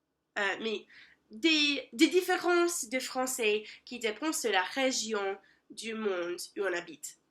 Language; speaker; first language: French; non-native, learner; English